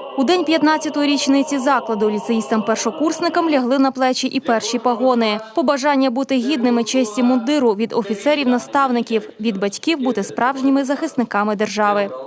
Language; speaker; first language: Ukrainian; native; Ukrainian